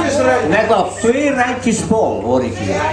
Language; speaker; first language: Dutch; early bilingual, other home language; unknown